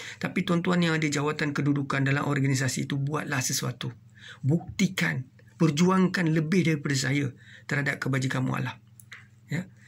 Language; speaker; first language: Malay; non-native, local second language; Tamil